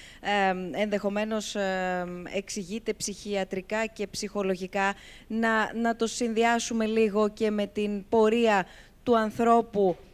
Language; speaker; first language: Greek; native; Greek